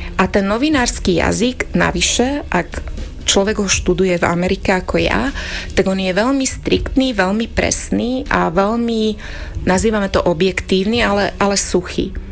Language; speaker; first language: Slovak; non-native, local second language; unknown